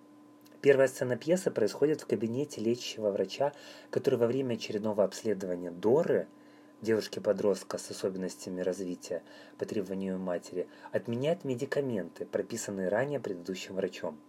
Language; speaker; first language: Russian; native; Russian